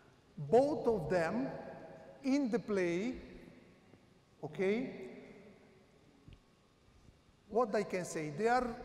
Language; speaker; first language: English; non-native, learner; Italian